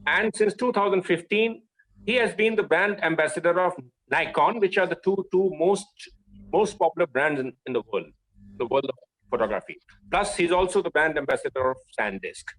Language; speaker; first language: English; non-native, local second language; Hindi